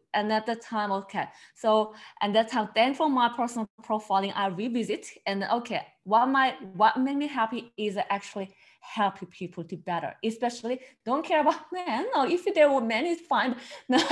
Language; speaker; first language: English; non-native, learner; Korean